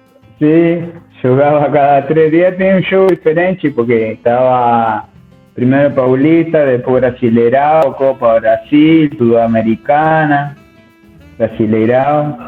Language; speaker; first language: Portuguese; non-native, learner; Spanish